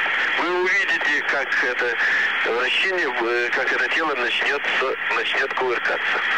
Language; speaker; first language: Russian; native; Russian